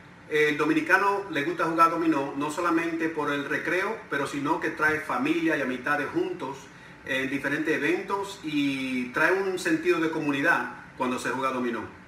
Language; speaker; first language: Spanish; native; Spanish